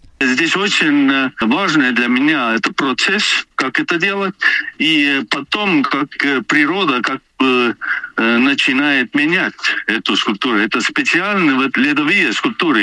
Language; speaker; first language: Russian; non-native, learner; Lithuanian